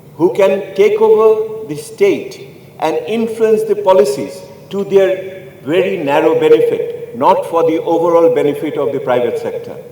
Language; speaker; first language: English; non-native, local second language; Bangla